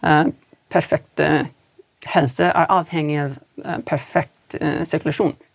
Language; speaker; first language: Norwegian; non-native, fluent; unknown